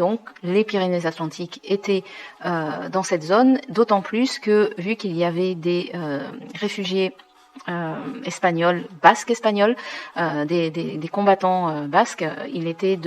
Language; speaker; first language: French; native; French